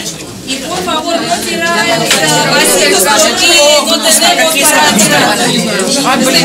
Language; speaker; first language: Spanish; non-native, fluent; Russian